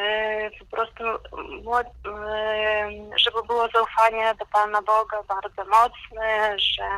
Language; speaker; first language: Polish; non-native, fluent; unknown